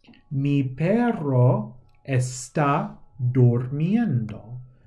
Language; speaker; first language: Spanish; non-native, fluent; English